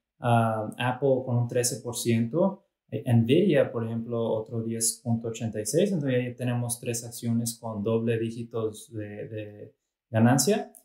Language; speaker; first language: Spanish; early bilingual, heritage; Spanish